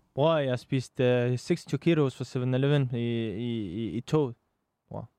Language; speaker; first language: Danish; early bilingual, other home language; Arabic